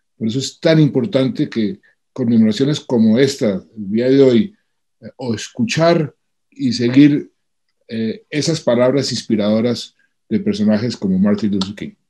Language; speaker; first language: Spanish; native; Spanish